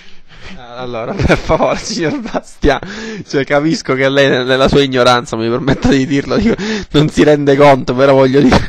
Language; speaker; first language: Italian; native; Italian